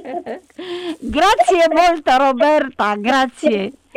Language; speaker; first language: Italian; non-native, learner; Romanian